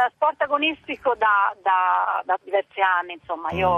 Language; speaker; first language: Italian; native; Italian